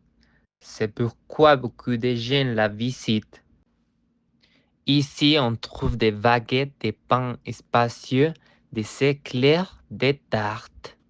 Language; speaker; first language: French; non-native, learner; Spanish